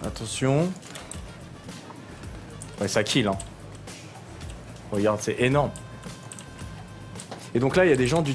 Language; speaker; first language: French; native; French